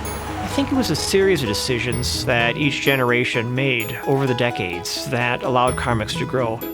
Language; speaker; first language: English; native; English